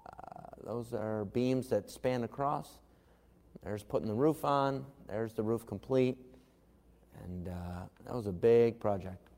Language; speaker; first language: English; native; English